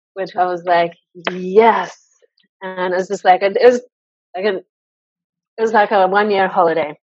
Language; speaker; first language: English; native; English